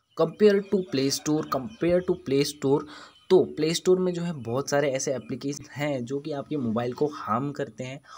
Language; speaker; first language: Hindi; native; Hindi